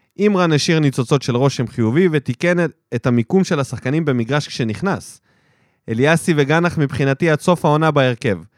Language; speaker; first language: Hebrew; early bilingual, other home language; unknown